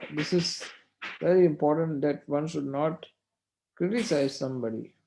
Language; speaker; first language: English; non-native, local second language; Hindi